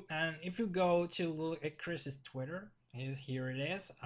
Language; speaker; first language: English; non-native, fluent; Finnish